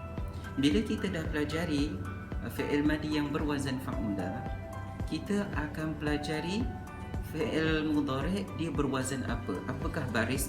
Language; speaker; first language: Malay; native; Malay